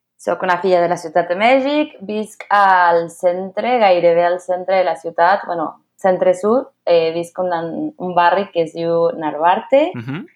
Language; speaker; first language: Catalan; non-native, fluent; Spanish